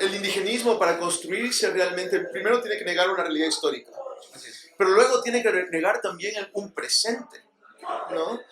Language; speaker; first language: Spanish; native; Spanish